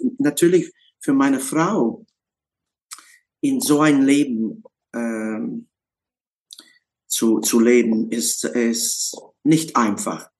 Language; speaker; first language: German; non-native, learner; English